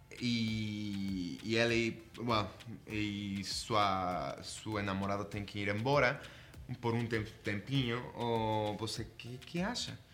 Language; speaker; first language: Portuguese; non-native, fluent; Spanish